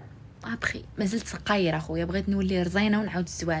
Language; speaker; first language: Arabic; native; Arabic